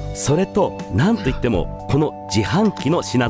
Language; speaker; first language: Japanese; native; Japanese